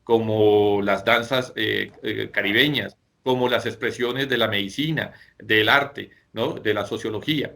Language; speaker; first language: Spanish; native; Spanish